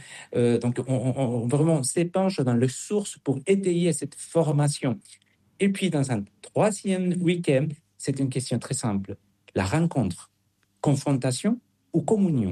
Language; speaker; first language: French; non-native, fluent; Spanish